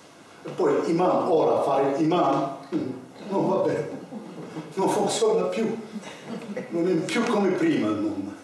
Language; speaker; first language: Italian; non-native, fluent; Arabic